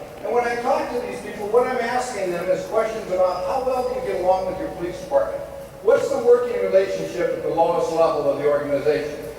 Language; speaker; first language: English; native; English